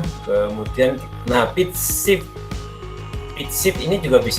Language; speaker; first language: Indonesian; native; Indonesian